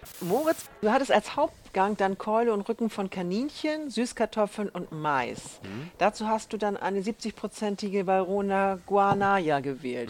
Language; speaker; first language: German; native; German